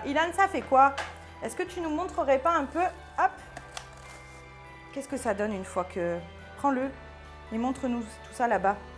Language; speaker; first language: French; native; French